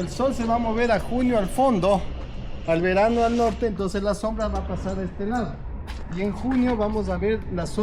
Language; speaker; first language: Spanish; native; Spanish